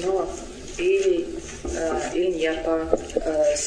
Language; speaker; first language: French; non-native, learner; Russian